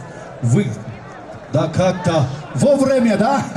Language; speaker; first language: Russian; non-native, learner; Tajik